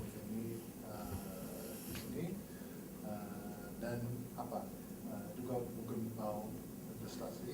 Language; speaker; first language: Indonesian; non-native, fluent; English